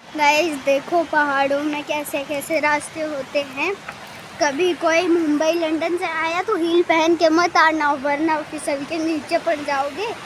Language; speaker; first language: Hindi; native; Hindi